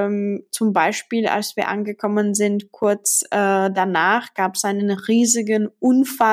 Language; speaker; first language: German; non-native, fluent; Czech